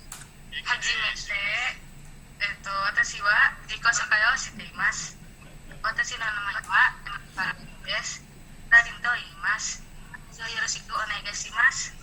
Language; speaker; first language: Japanese; non-native, learner; Indonesian